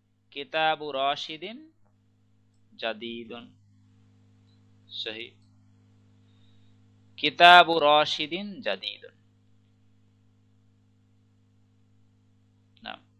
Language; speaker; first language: Arabic; non-native, learner; Bangla